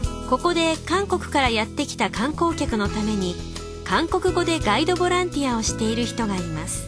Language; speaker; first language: Japanese; native; Japanese